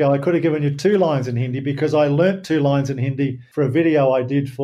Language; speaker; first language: English; native; English